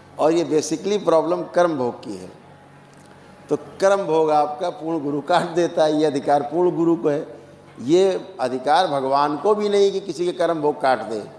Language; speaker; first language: Hindi; native; Hindi